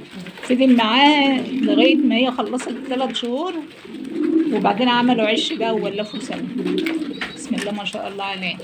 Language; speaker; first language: Arabic; native; Arabic